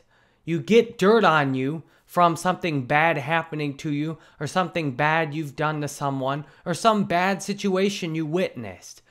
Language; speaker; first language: English; native; English